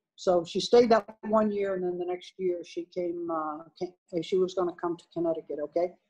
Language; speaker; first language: English; native; English